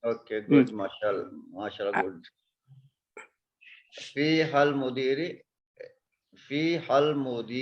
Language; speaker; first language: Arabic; non-native, fluent; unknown